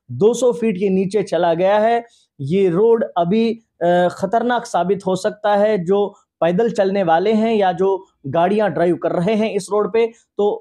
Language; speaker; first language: Urdu; non-native, local second language; Kashmiri